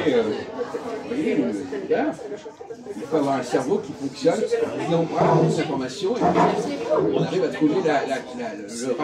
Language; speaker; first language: French; native; French